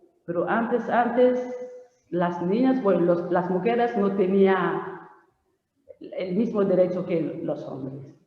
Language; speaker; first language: Spanish; non-native, learner; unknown